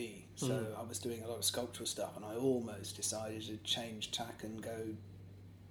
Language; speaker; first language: English; native; English